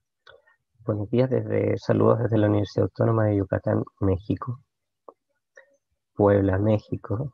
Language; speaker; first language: Spanish; native; Spanish